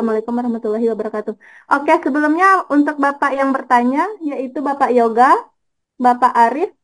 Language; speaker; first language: Indonesian; native; Indonesian